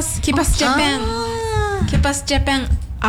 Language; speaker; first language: Indonesian; non-native, learner; Japanese